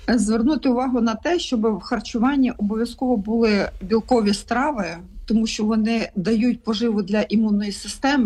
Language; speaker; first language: Ukrainian; native; Ukrainian